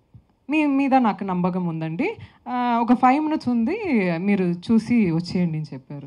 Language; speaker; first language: Telugu; non-native, local second language; Tamil